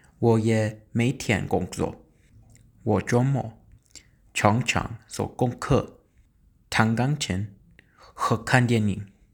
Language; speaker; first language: Chinese; non-native, learner; English